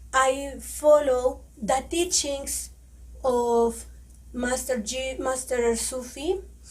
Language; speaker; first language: English; non-native, learner; Spanish